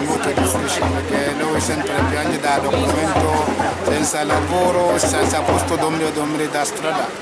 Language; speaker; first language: Italian; non-native, learner; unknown